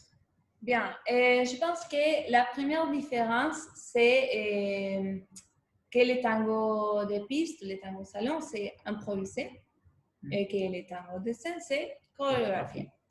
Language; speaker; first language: French; non-native, fluent; Spanish